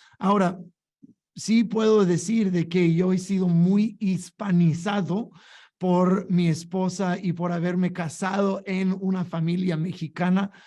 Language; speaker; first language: Spanish; non-native, fluent; English